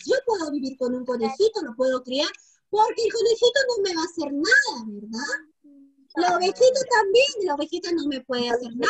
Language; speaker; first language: Spanish; native; Spanish